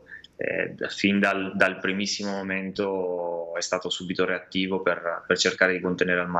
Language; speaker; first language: Italian; native; Italian